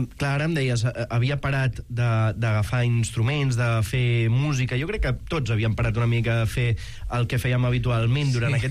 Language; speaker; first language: Catalan; native; Catalan